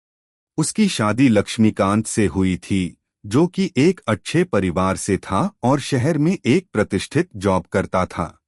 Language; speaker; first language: Hindi; native; Hindi